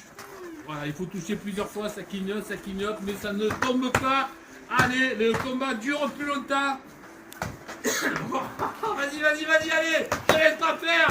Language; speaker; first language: French; native; French